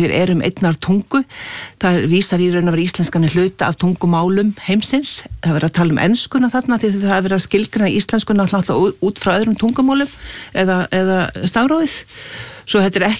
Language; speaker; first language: Icelandic; native; Icelandic